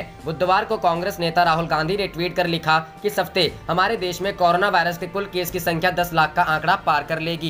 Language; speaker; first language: Hindi; native; Hindi